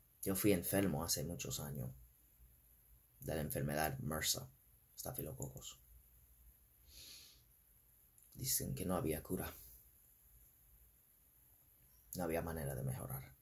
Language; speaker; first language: Spanish; non-native, fluent; English